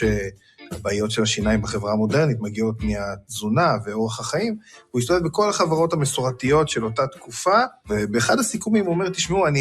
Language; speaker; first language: Hebrew; native; Hebrew